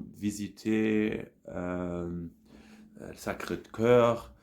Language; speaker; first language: French; non-native, learner; German